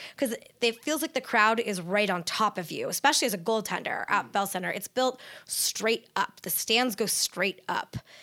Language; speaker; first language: English; native; English